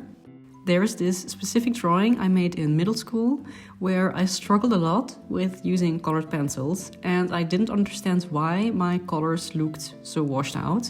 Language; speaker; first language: English; non-native, fluent; Dutch